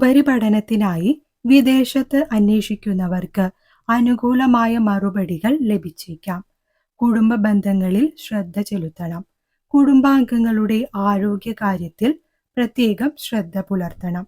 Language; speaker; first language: Malayalam; native; Malayalam